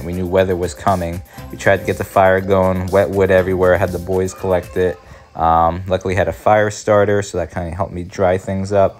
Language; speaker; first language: English; native; English